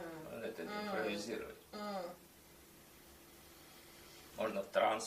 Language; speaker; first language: Russian; non-native, local second language; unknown